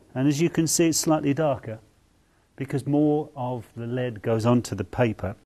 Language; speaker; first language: English; native; English